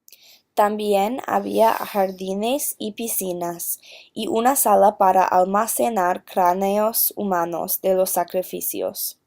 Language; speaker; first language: Spanish; non-native, learner; English